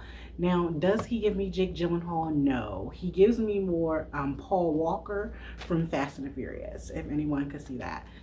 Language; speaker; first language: English; native; English